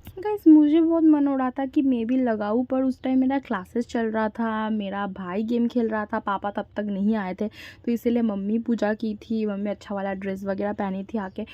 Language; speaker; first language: Hindi; non-native, local second language; Bangla